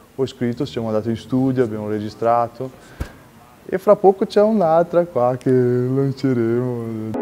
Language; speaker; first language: Italian; non-native, fluent; Portuguese